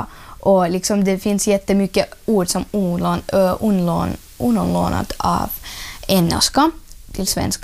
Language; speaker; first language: Swedish; non-native, learner; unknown